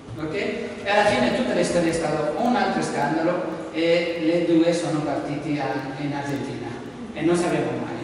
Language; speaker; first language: Italian; non-native, learner; Spanish